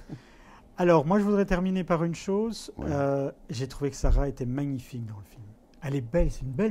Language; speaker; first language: French; native; French